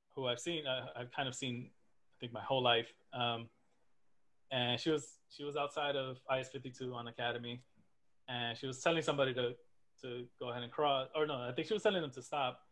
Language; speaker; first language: English; native; English